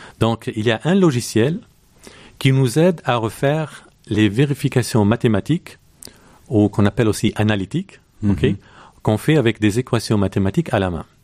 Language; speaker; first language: French; non-native, local second language; Arabic